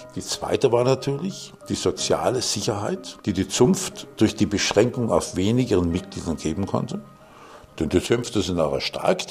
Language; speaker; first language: German; native; German